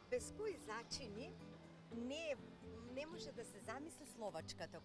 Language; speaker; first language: Macedonian; native; Macedonian